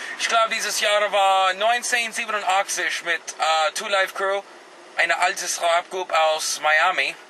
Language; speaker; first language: German; non-native, learner; English